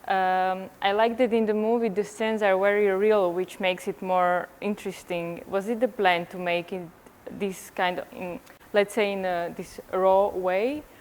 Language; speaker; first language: English; non-native, fluent; Slovak